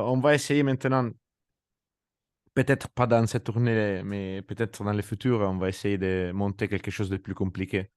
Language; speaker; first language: French; non-native, fluent; Italian